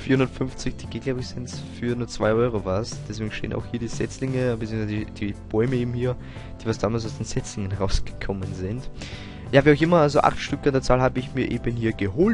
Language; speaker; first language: German; native; German